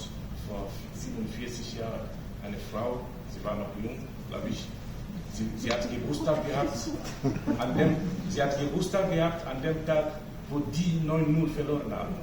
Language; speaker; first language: German; non-native, fluent; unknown